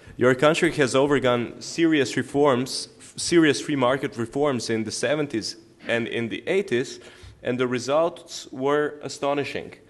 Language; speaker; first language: English; non-native, fluent; Slovenian